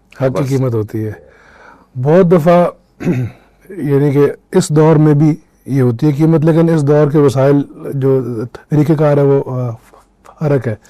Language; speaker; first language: Urdu; native; Urdu